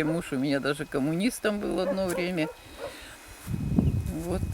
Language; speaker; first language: Russian; native; Russian